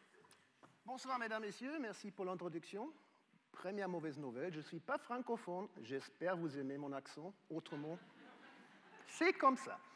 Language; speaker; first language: French; non-native, fluent; German